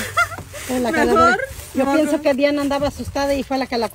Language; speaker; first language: Spanish; native; Spanish